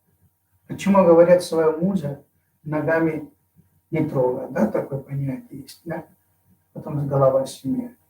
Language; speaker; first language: Russian; non-native, fluent; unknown